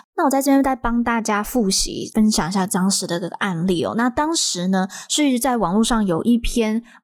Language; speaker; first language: Chinese; native; Chinese